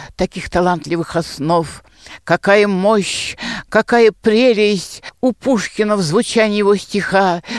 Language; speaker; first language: Russian; native; Russian